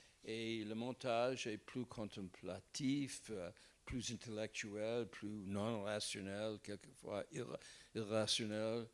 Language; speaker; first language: French; non-native, fluent; English